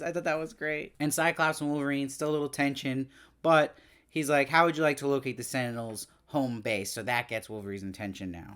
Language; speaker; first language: English; native; English